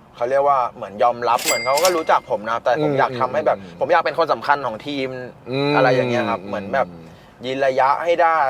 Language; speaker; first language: Thai; native; Thai